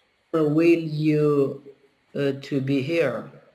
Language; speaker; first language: English; non-native, learner; Italian